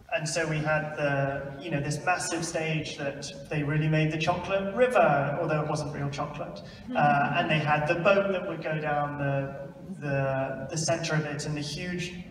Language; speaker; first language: English; native; English